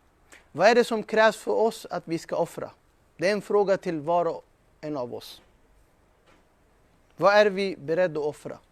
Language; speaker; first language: Swedish; non-native, fluent; Urdu